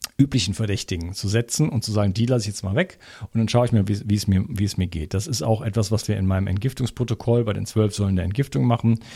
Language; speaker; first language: German; native; German